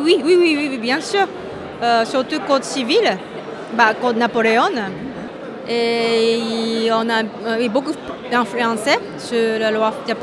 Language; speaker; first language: French; non-native, fluent; Japanese